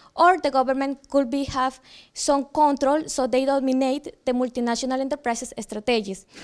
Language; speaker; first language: English; non-native, fluent; Ukrainian